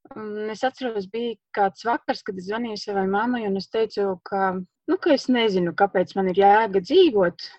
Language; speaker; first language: Latvian; native; Latvian